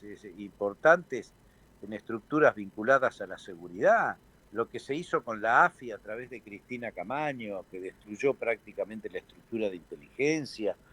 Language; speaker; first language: Spanish; native; Spanish